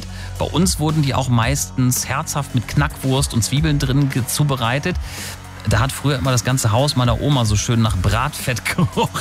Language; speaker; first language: German; native; German